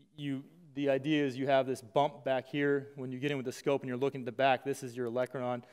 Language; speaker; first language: English; native; English